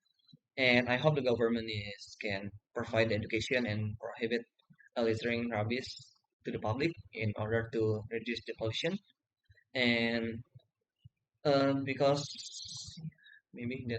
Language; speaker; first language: English; non-native, learner; Indonesian